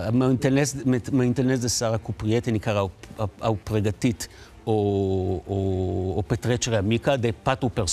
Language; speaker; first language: Romanian; non-native, fluent; Hebrew